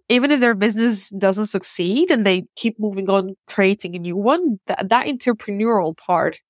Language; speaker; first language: English; non-native, fluent; Russian